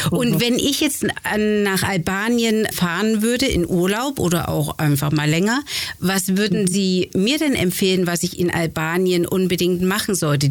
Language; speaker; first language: German; native; German